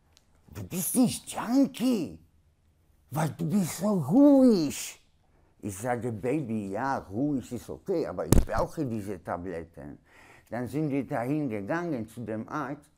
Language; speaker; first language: German; non-native, learner; Polish